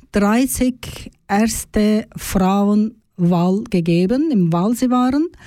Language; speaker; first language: German; non-native, learner; Turkish